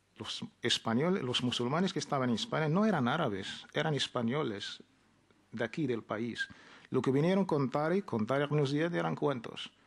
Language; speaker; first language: Spanish; non-native, fluent; Arabic